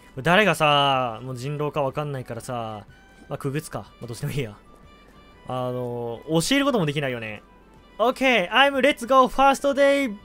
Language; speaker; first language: Japanese; native; Japanese